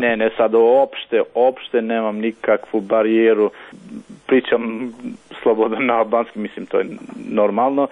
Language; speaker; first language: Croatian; non-native, local second language; Albanian